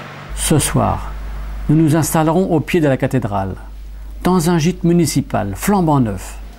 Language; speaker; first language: French; native; French